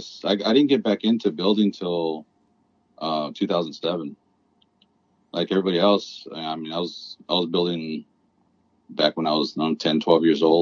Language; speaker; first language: English; native; English